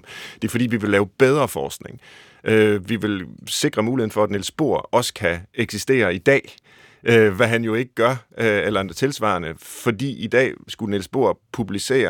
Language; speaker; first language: Danish; native; Danish